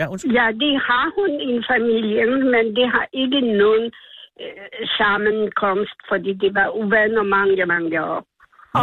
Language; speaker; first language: Danish; non-native, learner; Polish